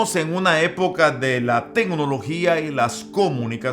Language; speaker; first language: Spanish; native; Spanish